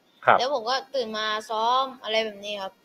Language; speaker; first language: Thai; early bilingual, other home language; Portuguese